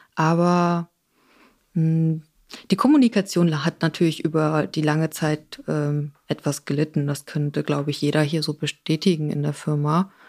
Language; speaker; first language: German; early bilingual, other home language; Polish